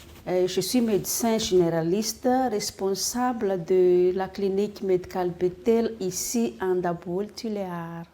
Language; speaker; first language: French; non-native, local second language; Malagasy